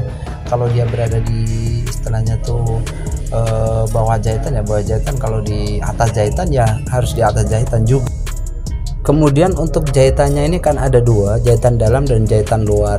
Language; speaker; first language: Indonesian; native; Indonesian